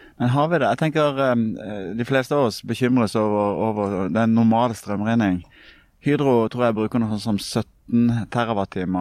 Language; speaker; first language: Norwegian; native; Norwegian